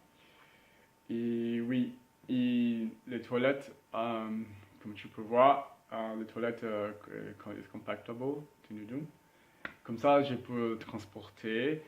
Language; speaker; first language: French; non-native, learner; Spanish